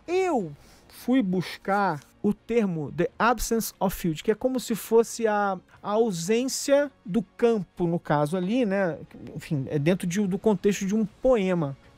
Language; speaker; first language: Portuguese; native; Portuguese